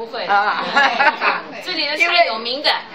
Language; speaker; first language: Chinese; native; Chinese